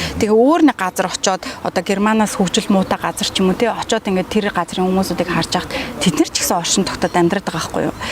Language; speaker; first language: Mongolian; early bilingual, heritage; Mongolian